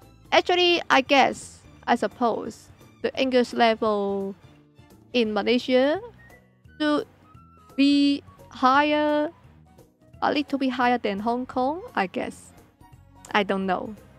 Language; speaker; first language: English; non-native, local second language; Cantonese